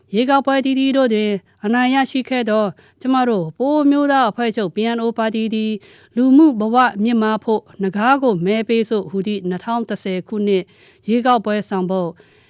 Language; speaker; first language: Burmese; non-native, local second language; Pa'o Karen